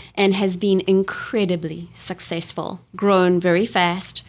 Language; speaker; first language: English; native; English